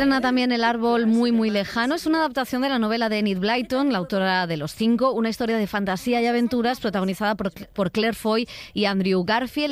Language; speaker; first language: Spanish; native; Spanish